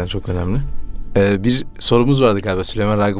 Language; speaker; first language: Turkish; native; Turkish